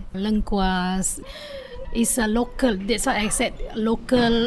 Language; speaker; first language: English; non-native, learner; Indonesian